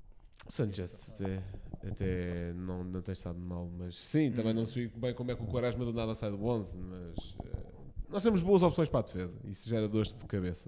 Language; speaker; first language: Portuguese; native; Portuguese